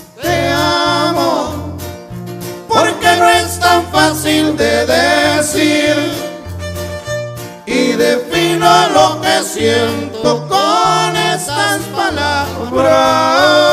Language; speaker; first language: Spanish; native; Spanish